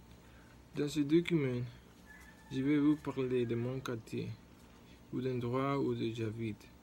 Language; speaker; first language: French; non-native, learner; Spanish